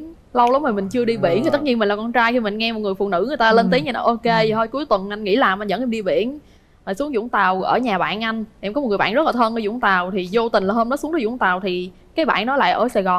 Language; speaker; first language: Vietnamese; native; Vietnamese